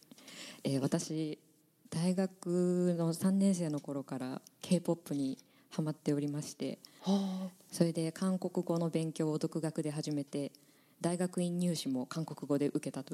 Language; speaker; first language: Japanese; native; Japanese